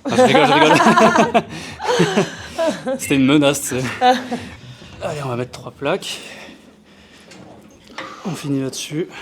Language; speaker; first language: French; native; French